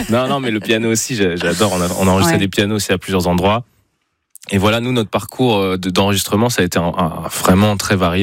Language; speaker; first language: French; native; French